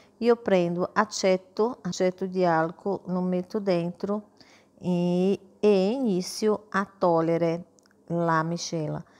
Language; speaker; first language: Italian; non-native, fluent; Portuguese